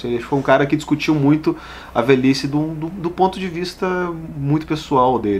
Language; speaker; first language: Portuguese; native; Portuguese